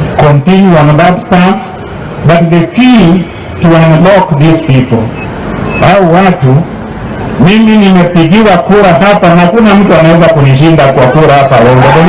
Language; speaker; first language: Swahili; non-native, local second language; Luo (Kenya and Tanzania)